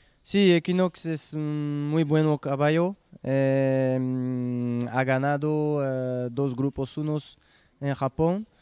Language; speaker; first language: Spanish; non-native, learner; French